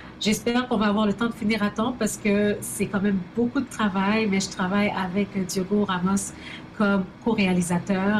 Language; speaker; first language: French; early bilingual, other home language; Haitian Creole